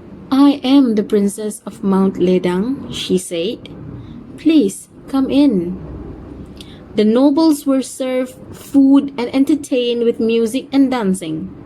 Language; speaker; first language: English; non-native, local second language; Malay